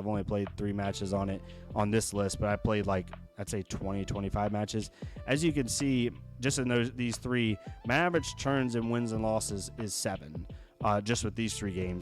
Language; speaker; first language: English; native; English